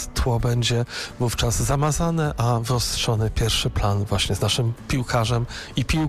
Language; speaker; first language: Polish; native; Polish